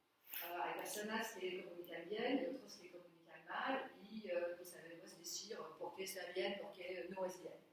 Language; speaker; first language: Spanish; non-native, learner; French